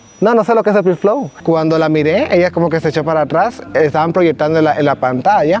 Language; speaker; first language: Spanish; native; Spanish